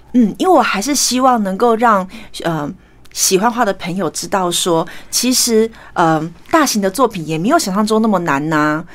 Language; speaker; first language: Chinese; native; Chinese